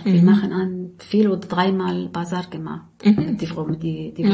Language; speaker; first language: German; non-native, learner; Arabic